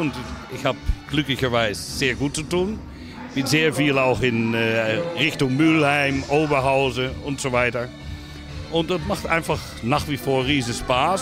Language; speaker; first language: German; native; German